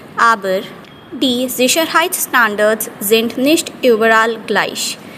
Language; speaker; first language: German; non-native, fluent; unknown